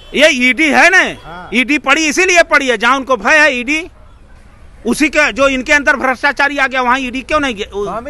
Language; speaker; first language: Hindi; native; Hindi